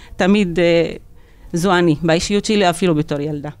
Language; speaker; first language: Hebrew; non-native, local second language; Arabic